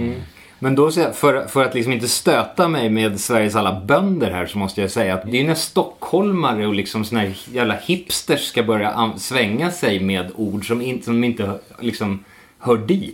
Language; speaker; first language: Swedish; native; Swedish